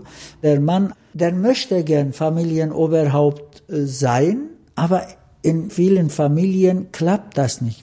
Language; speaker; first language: German; non-native, fluent; Turkish